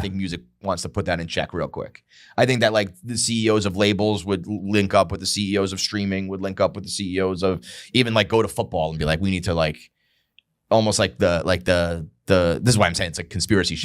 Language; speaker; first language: English; native; English